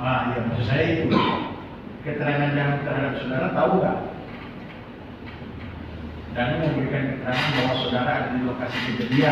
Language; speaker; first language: Indonesian; native; Indonesian